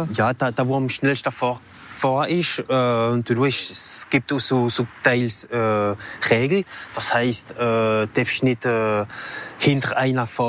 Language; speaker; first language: German; non-native, local second language; French